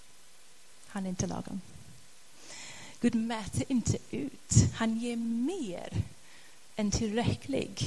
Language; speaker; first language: Swedish; non-native, fluent; English